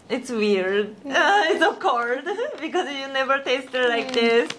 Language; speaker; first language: English; non-native, learner; Korean